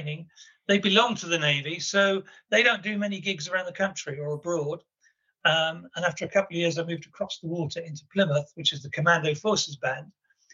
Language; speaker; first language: English; native; English